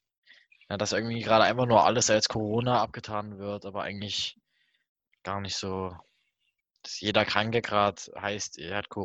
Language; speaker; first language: German; native; German